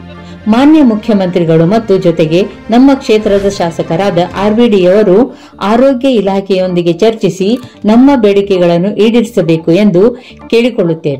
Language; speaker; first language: Kannada; native; Kannada